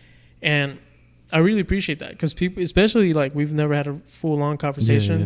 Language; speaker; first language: English; native; English